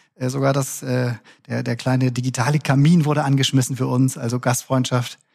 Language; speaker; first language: German; native; German